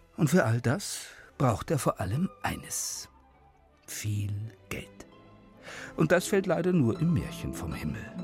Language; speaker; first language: German; native; German